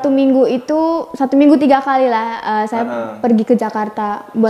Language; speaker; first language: Indonesian; native; Indonesian